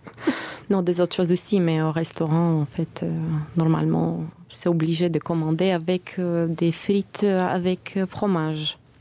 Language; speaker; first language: French; non-native, fluent; Bulgarian